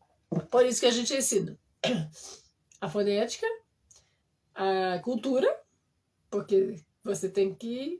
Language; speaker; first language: Portuguese; non-native, fluent; French